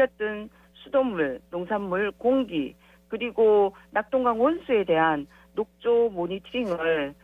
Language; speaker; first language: Korean; native; Korean